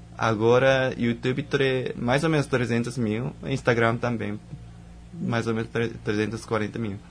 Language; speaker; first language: Portuguese; non-native, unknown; Japanese